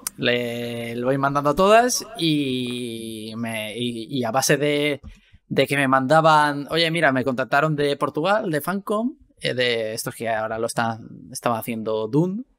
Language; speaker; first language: Spanish; native; Spanish